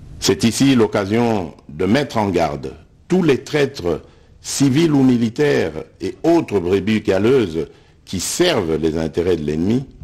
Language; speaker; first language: French; non-native, local second language; Luba-Lulua